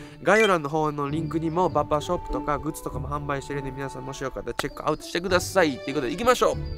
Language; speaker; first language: Japanese; native; Japanese